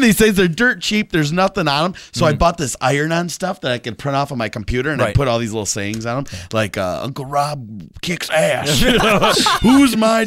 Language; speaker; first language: English; native; English